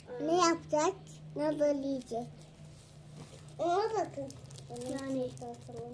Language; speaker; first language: Turkish; early bilingual, other home language; Persian